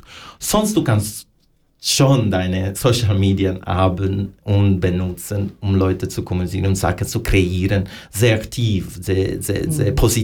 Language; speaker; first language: German; non-native, learner; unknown